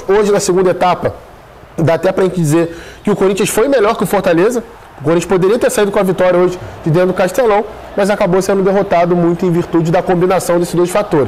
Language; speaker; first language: Portuguese; native; Portuguese